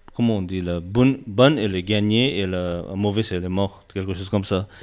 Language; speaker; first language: French; non-native, learner; Tibetan